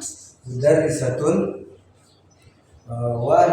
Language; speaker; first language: Arabic; non-native, learner; Indonesian